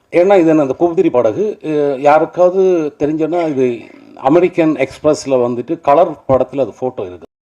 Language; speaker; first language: Tamil; native; Tamil